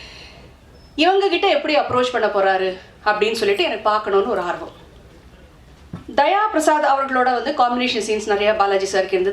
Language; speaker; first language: Tamil; native; Tamil